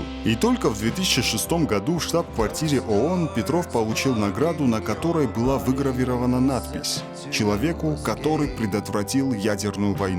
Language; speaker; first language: Russian; native; Russian